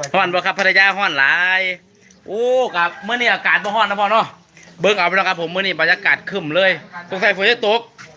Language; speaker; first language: Thai; native; Thai